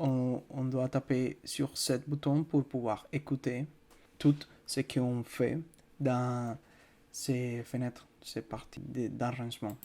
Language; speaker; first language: French; non-native, fluent; Spanish